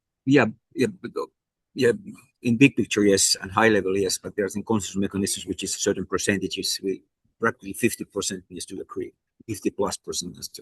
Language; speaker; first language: English; non-native, fluent; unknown